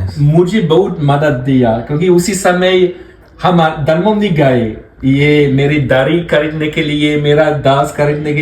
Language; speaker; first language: Hindi; non-native, learner; French